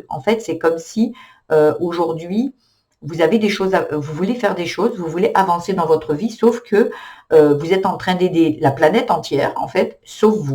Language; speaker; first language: French; native; French